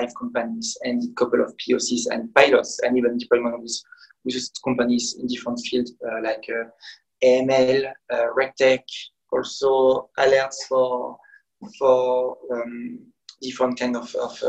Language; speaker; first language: English; non-native, fluent; French